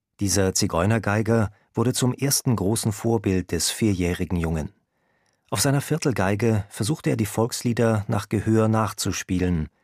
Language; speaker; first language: German; native; German